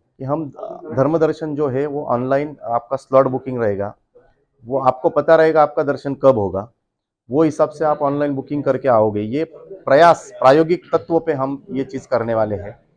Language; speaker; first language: Hindi; non-native, local second language; Marathi